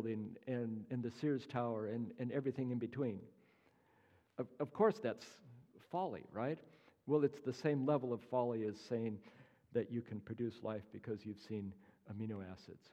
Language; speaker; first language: English; native; English